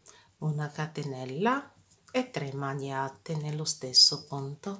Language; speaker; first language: Italian; non-native, fluent; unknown